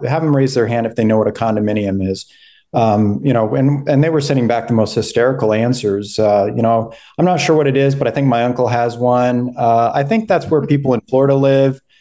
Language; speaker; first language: English; native; English